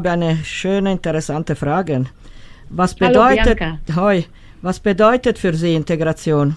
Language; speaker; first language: German; non-native, fluent; Italian